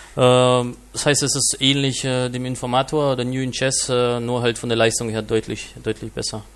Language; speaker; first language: German; non-native, fluent; Russian